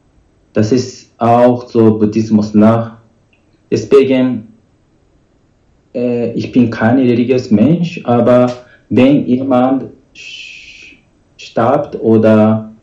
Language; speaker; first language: German; non-native, learner; Japanese